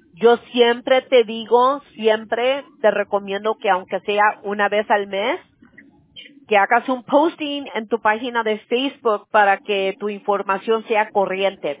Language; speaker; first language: Spanish; early bilingual, other home language; English